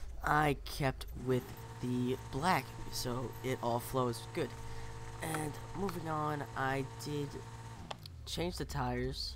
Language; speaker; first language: English; native; English